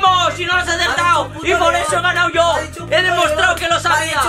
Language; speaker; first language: Spanish; native; Spanish